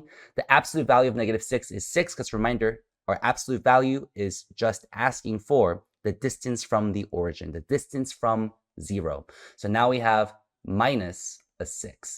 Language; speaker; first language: English; native; English